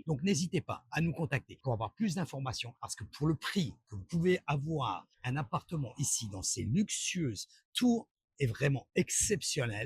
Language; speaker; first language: French; native; French